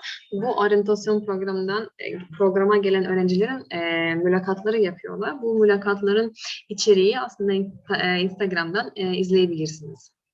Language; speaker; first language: Turkish; non-native, fluent; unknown